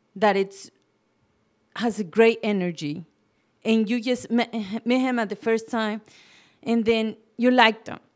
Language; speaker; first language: English; non-native, fluent; Spanish